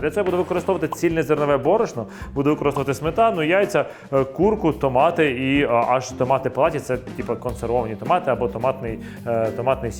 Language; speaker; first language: Ukrainian; native; Ukrainian